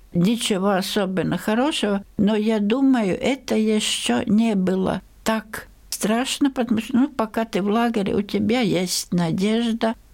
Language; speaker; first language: Russian; non-native, local second language; Latvian